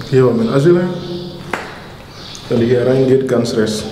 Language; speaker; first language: German; non-native, learner; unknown